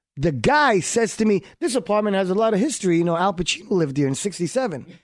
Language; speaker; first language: English; early bilingual, other home language; Hebrew